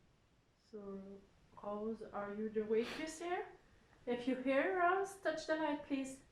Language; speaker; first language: English; non-native, learner; French